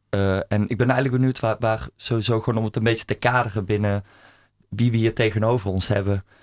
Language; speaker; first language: Dutch; native; Dutch